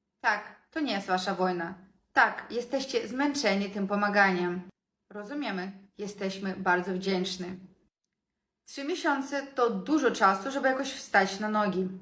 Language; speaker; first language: Polish; non-native, fluent; Ukrainian